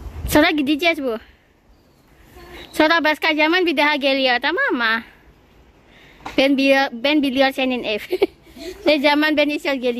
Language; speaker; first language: Turkish; non-native, learner; Indonesian